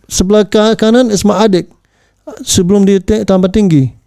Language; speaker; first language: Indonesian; early bilingual, heritage; English